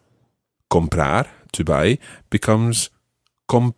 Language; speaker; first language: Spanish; non-native, fluent; English